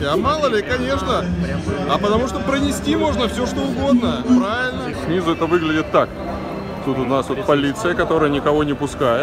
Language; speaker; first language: Russian; native; Russian